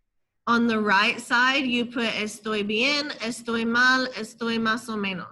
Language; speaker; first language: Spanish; non-native, fluent; English